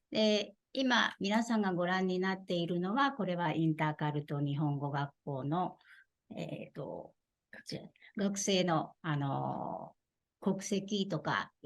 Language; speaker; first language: Japanese; non-native, fluent; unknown